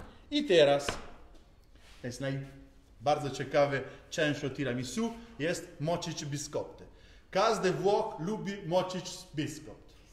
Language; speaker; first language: Polish; non-native, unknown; Italian